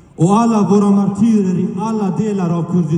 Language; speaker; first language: Swedish; early bilingual, other home language; Kurdish